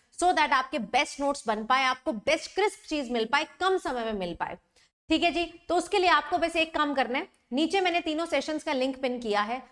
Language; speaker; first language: Hindi; native; Hindi